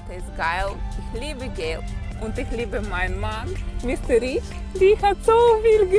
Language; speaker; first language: German; non-native, fluent; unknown